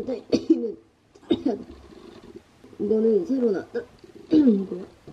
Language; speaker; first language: Korean; native; Korean